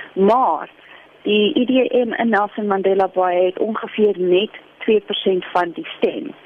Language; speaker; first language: Afrikaans; non-native, local second language; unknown